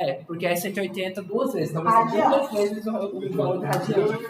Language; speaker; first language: Portuguese; native; Portuguese